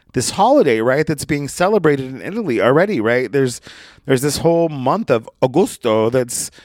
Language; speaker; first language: English; native; English